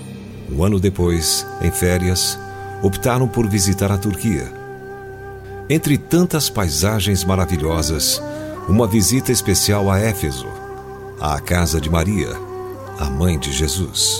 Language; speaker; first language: Portuguese; native; Portuguese